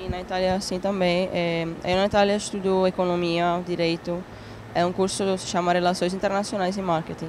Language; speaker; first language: Portuguese; non-native, learner; Italian